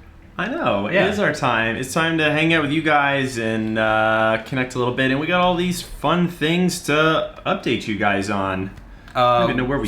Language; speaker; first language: English; native; English